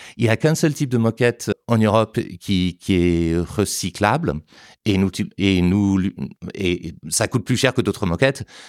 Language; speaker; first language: French; non-native, fluent; English